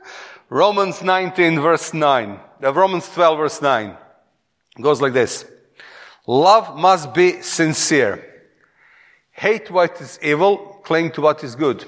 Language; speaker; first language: English; non-native, fluent; Serbian